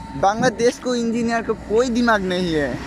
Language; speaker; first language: Hindi; non-native, learner; Bangla